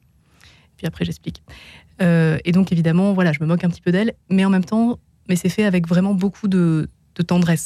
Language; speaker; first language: French; native; French